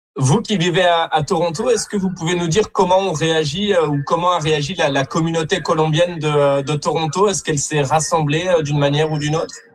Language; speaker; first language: French; native; French